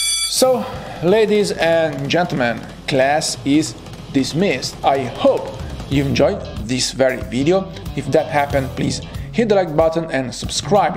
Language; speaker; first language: English; non-native, fluent; Italian